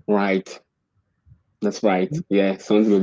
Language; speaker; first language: English; non-native, learner; Portuguese